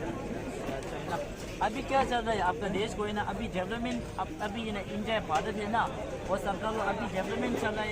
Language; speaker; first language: Hindi; non-native, learner; Tibetan